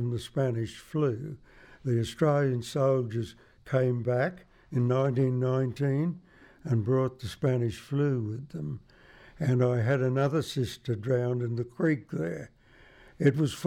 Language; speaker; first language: English; native; English